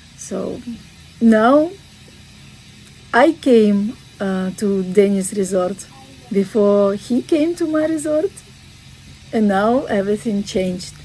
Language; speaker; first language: English; non-native, fluent; Russian